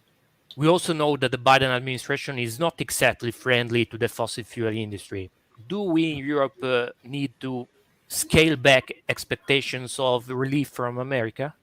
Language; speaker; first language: English; non-native, fluent; Italian